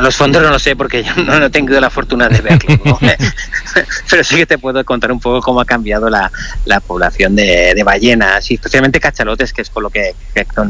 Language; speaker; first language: Spanish; non-native, local second language; Catalan